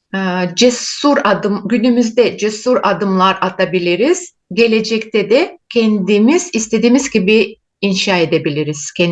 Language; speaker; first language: Turkish; non-native, fluent; Chuvash